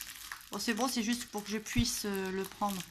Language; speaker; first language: French; native; French